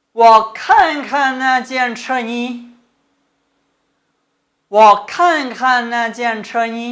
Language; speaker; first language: Chinese; non-native, fluent; Thai